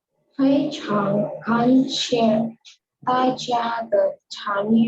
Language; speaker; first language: Chinese; non-native, learner; Indonesian